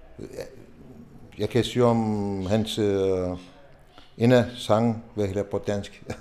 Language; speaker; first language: Danish; non-native, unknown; Turkish